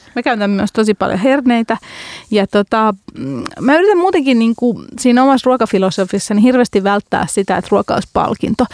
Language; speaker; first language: Finnish; early bilingual, other home language; Hungarian